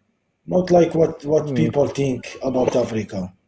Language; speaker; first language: English; non-native, local second language; Arabic